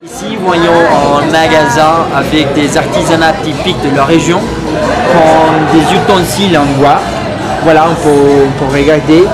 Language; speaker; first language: French; non-native, fluent; Spanish